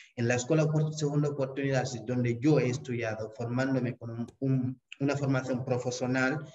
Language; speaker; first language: Spanish; non-native, fluent; Wolof